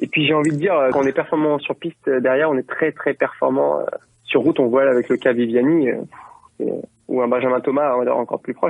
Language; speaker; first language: French; native; French